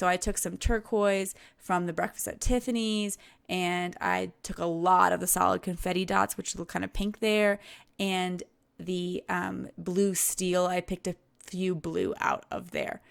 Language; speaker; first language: English; native; English